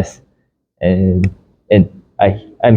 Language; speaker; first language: English; non-native, learner; Chinese